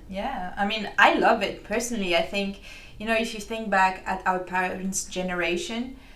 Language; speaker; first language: English; non-native, fluent; French